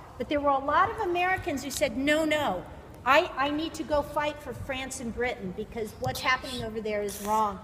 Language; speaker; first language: English; native; English